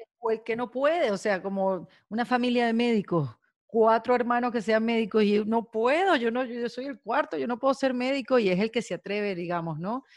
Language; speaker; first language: Spanish; native; Spanish